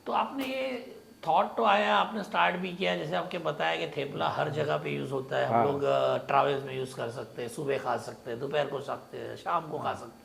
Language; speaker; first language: Hindi; non-native, local second language; Marathi